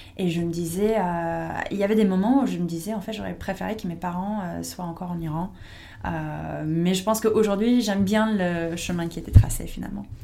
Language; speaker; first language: French; non-native, fluent; English